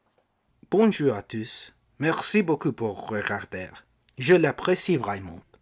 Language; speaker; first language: French; non-native, learner; English